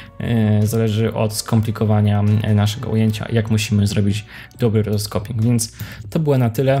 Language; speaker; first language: Polish; native; Polish